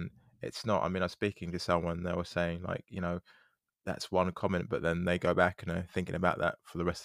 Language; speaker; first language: English; native; English